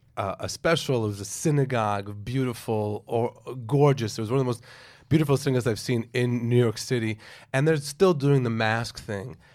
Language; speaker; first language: English; native; English